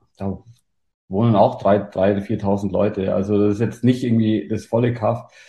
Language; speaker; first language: German; native; German